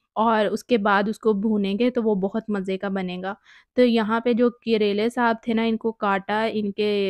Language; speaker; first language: Urdu; native; Urdu